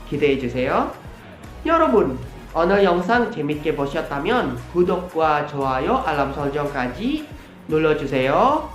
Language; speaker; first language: Korean; non-native, learner; Indonesian